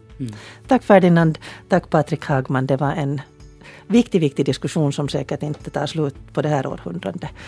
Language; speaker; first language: Swedish; native; Swedish